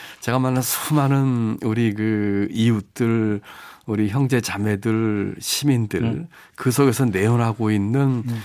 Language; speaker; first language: Korean; native; Korean